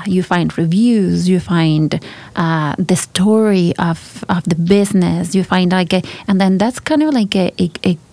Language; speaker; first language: English; non-native, fluent; Spanish